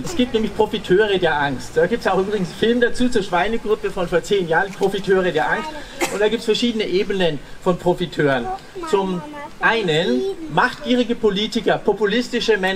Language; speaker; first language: German; native; German